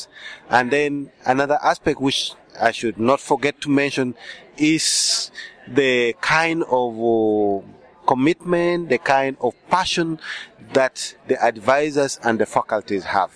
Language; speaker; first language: English; non-native, local second language; Acoli